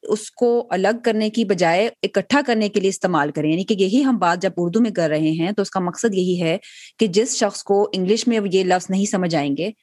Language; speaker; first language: Urdu; native; Urdu